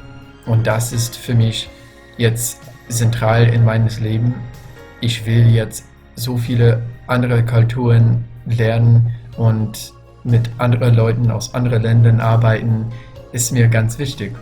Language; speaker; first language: German; non-native, fluent; English